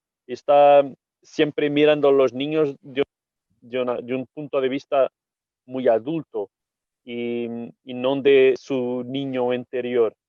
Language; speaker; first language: Spanish; non-native, fluent; Portuguese